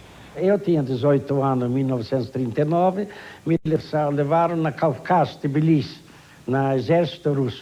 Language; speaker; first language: Portuguese; non-native, fluent; Polish